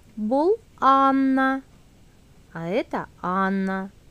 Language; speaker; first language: Russian; non-native, local second language; Kazakh